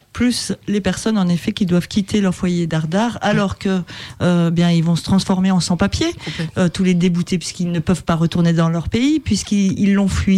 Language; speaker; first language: French; native; French